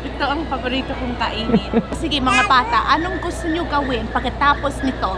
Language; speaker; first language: Filipino; early bilingual, heritage; Filipino